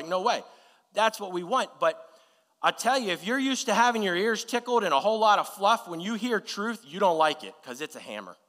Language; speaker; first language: English; native; English